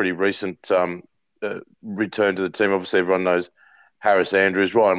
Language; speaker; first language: English; native; English